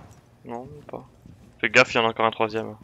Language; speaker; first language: French; native; French